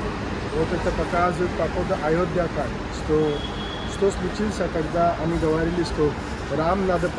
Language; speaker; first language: Russian; non-native, learner; Marathi